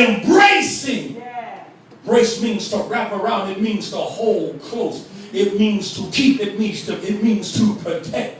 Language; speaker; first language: English; native; English